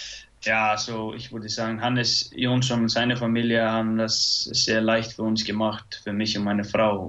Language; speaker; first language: German; non-native, fluent; Icelandic